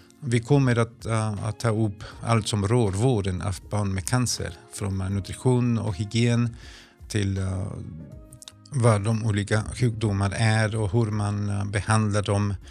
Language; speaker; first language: Swedish; non-native, fluent; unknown